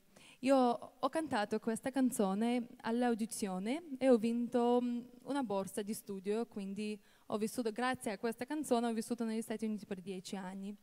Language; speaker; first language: Italian; non-native, fluent; Russian